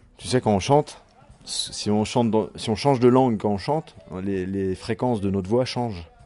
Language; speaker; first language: French; native; French